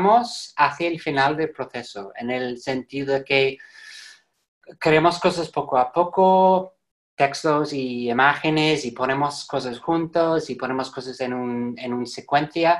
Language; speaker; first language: Spanish; non-native, fluent; English